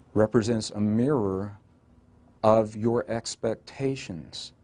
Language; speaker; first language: English; native; English